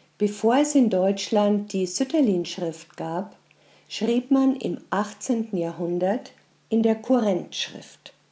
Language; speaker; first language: German; native; German